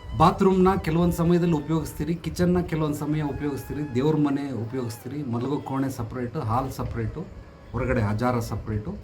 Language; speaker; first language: Kannada; native; Kannada